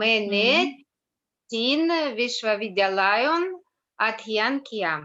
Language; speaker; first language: Hindi; non-native, learner; Russian